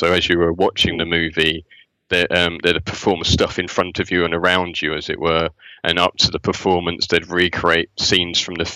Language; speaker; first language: English; native; English